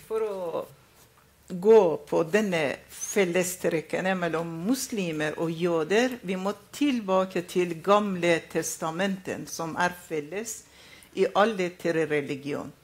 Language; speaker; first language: Norwegian; non-native, fluent; Arabic